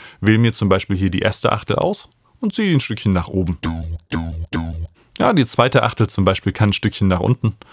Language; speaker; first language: German; native; German